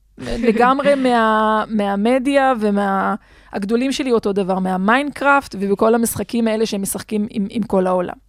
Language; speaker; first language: Hebrew; non-native, local second language; Adyghe